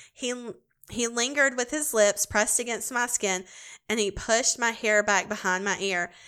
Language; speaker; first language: English; native; English